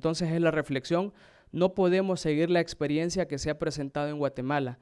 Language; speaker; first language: Spanish; native; Spanish